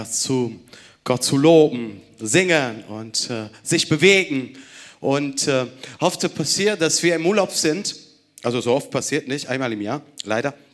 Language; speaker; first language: German; non-native, fluent; Italian